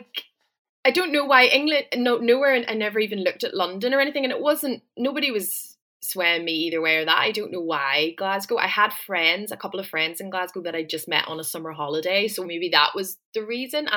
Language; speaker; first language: English; native; English